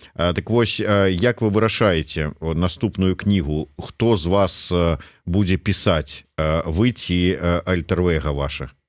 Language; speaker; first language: Belarusian; native; Belarusian